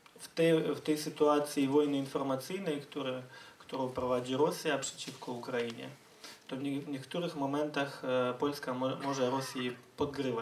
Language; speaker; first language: Polish; non-native, fluent; Ukrainian